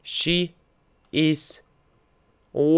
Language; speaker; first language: English; non-native, fluent; Russian